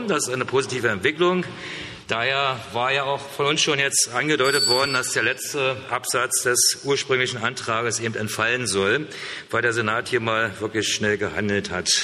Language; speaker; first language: German; native; German